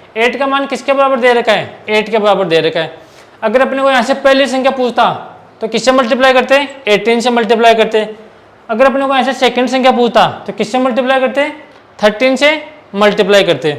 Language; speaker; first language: Hindi; native; Hindi